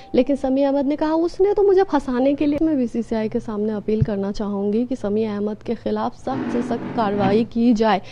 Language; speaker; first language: Hindi; non-native, local second language; Bangla